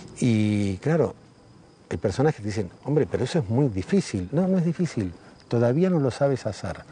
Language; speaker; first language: Spanish; native; Spanish